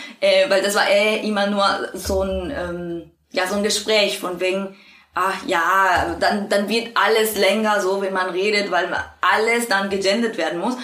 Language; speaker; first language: German; non-native, fluent; Spanish